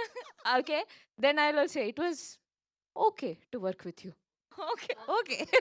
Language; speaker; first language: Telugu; non-native, local second language; Malayalam